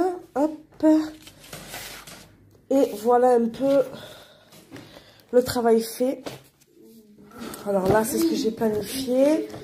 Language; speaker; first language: French; native; French